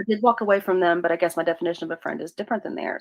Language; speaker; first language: English; native; English